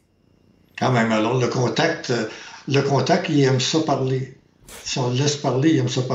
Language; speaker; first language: French; native; French